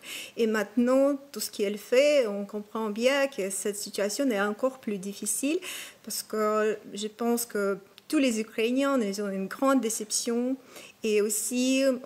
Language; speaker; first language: French; non-native, fluent; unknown